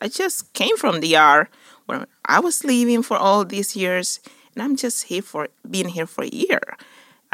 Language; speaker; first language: English; non-native, fluent; Spanish